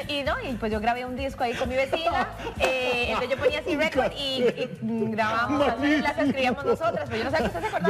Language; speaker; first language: Spanish; native; Spanish